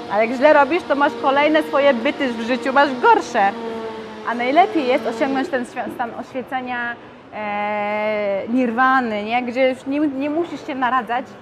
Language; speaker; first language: Polish; early bilingual, other home language; Mongolian